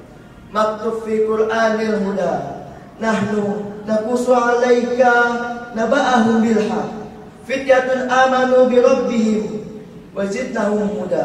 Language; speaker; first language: Arabic; non-native, learner; Indonesian